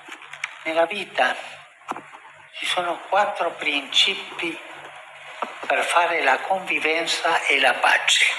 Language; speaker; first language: Italian; non-native, fluent; Spanish